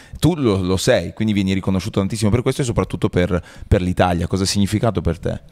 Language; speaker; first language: Italian; native; Italian